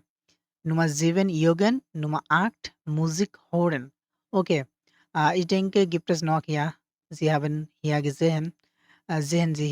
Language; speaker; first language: German; non-native, fluent; Bangla